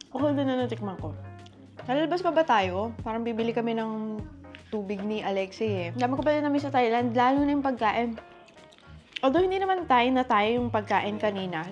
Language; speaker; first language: Filipino; native; Filipino